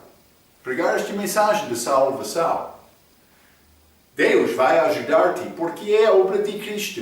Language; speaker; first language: Portuguese; non-native, fluent; English